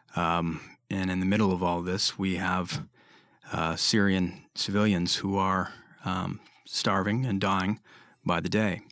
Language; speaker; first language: English; native; English